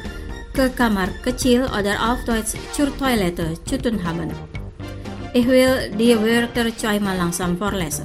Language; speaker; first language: German; non-native, fluent; Indonesian